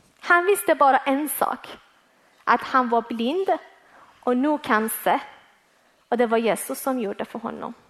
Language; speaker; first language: Swedish; early bilingual, other home language; Persian